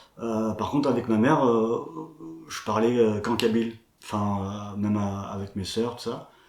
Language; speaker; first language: French; early bilingual, other home language; Kabyle